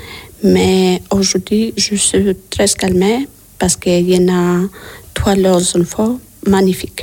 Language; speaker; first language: French; non-native, learner; Albanian